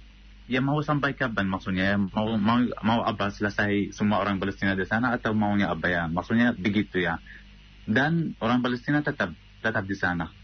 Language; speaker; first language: Indonesian; non-native, fluent; Arabic